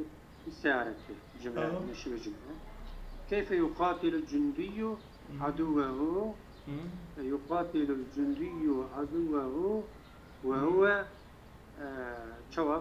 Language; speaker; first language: Arabic; non-native, learner; Turkish